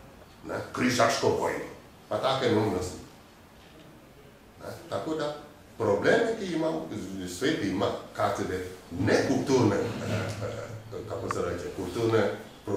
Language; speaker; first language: Slovenian; non-native, fluent; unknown